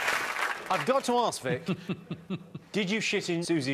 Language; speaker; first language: English; native; English